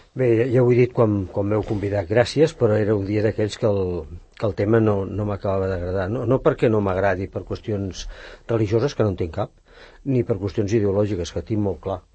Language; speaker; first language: Catalan; native; Catalan